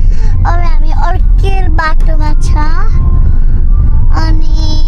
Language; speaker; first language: Nepali; early bilingual, heritage; Nepali